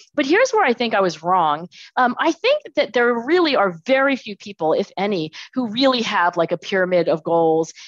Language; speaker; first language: English; native; English